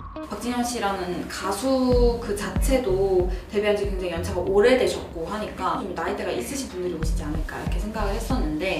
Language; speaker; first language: Korean; native; Korean